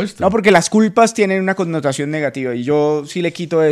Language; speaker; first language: Spanish; native; Spanish